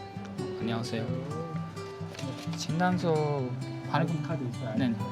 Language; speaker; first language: Korean; non-native, learner; Uzbek